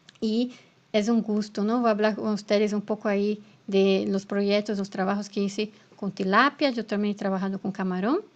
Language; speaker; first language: Spanish; non-native, fluent; Portuguese